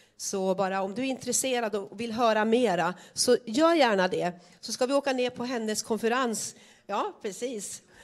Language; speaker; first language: Swedish; native; Swedish